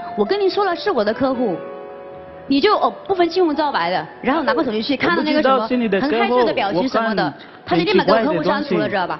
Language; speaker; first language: Chinese; native; Chinese